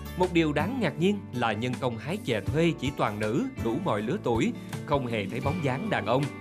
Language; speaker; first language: Vietnamese; native; Vietnamese